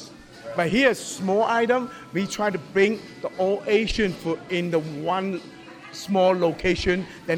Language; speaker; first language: English; non-native, local second language; Cantonese